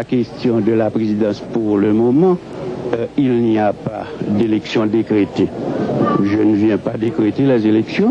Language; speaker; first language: French; non-native, local second language; Haitian Creole